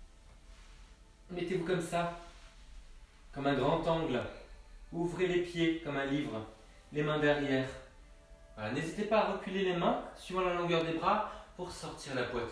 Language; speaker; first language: French; native; French